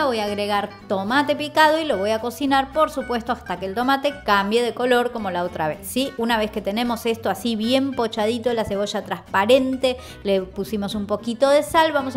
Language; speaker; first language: Spanish; native; Spanish